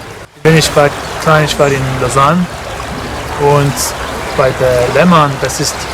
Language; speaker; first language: German; non-native, learner; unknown